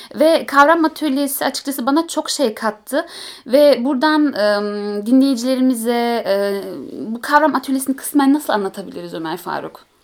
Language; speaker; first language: Turkish; early bilingual, heritage; Turkish